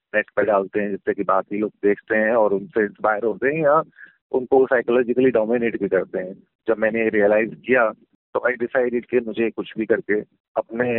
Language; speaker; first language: Hindi; native; Hindi